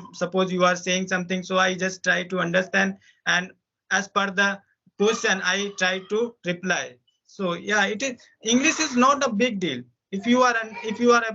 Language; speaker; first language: English; non-native, local second language; Hindi